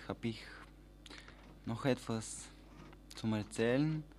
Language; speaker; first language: German; non-native, learner; Bulgarian